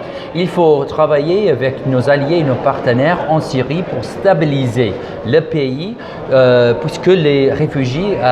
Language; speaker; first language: French; non-native, fluent; English